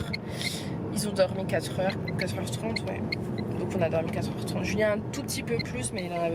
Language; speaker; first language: French; native; French